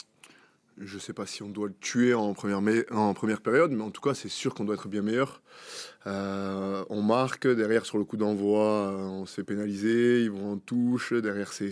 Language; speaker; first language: French; native; French